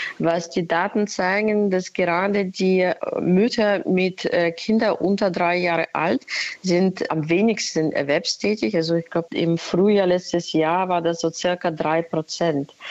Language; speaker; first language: German; non-native, fluent; Ukrainian